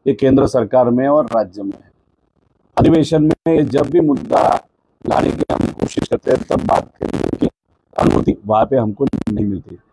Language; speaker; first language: Hindi; non-native, local second language; Marathi